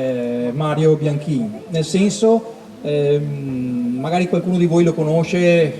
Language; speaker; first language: Italian; native; Italian